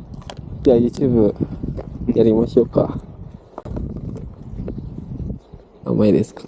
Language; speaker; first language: Japanese; non-native, learner; Indonesian